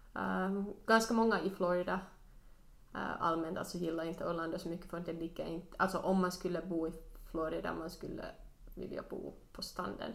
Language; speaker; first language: Swedish; non-native, local second language; Finnish